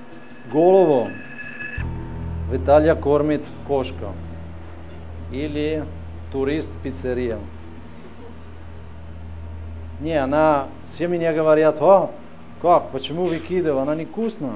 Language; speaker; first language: Russian; non-native, fluent; Italian